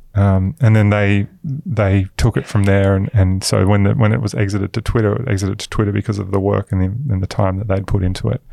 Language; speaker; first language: English; native; English